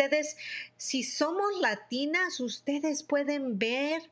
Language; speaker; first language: Spanish; early bilingual, heritage; Spanish